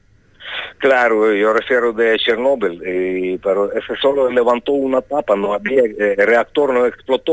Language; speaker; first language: Spanish; non-native, fluent; Ukrainian